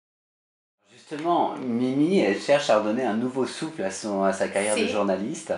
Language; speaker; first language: French; native; French